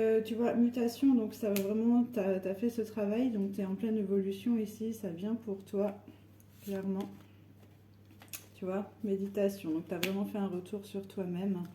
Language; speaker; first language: French; native; French